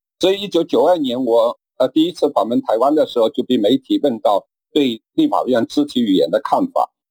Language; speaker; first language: Chinese; native; Chinese